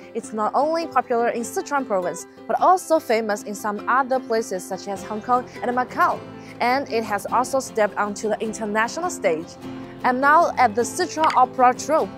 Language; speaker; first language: English; non-native, fluent; Chinese